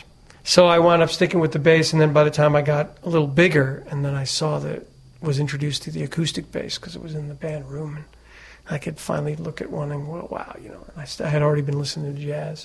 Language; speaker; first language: English; native; English